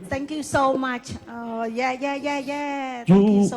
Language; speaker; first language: English; non-native, learner; Khmer